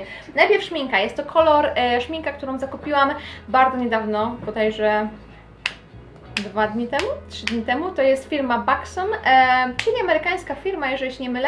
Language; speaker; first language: Polish; native; Polish